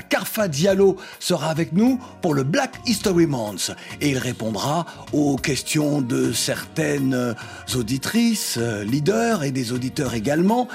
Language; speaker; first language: French; native; French